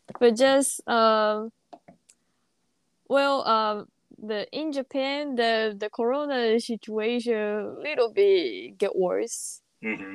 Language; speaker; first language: English; non-native, learner; Japanese